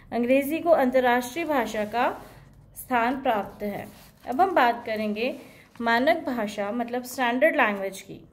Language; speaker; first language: Hindi; native; Hindi